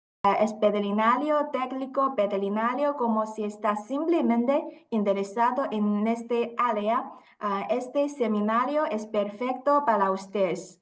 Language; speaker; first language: Spanish; non-native, fluent; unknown